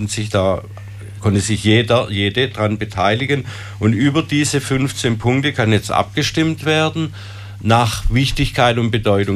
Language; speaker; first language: German; native; German